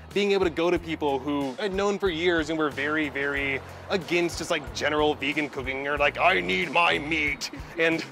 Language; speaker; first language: English; native; English